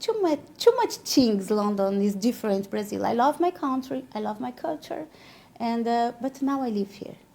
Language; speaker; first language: English; non-native, learner; Portuguese